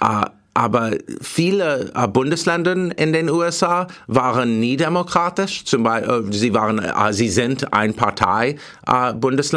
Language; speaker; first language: German; non-native, fluent; English